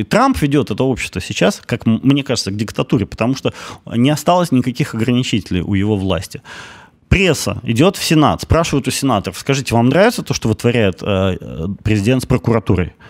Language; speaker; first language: Russian; native; Russian